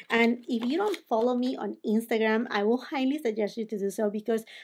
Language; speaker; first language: English; non-native, fluent; Spanish